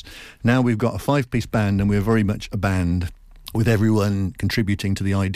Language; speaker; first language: English; native; English